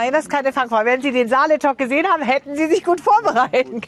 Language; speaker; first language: German; native; German